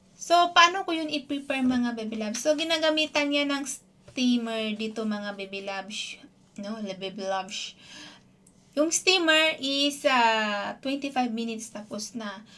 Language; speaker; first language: Filipino; non-native, local second language; Cebuano